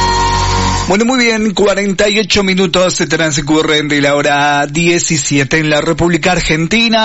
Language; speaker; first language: Spanish; native; Spanish